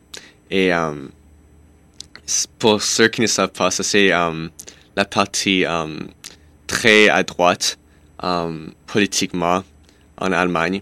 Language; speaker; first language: French; non-native, local second language; English